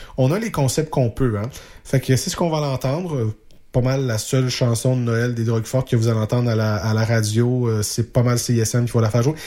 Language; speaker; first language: French; native; French